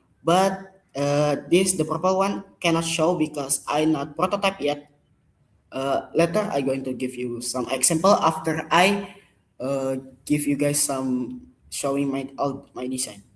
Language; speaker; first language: English; non-native, learner; Indonesian